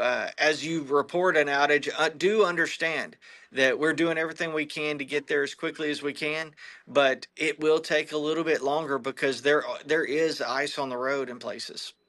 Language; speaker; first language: English; native; English